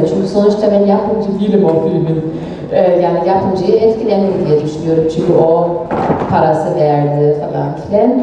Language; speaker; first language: Turkish; non-native, fluent; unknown